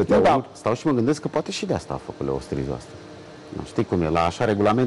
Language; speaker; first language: Romanian; native; Romanian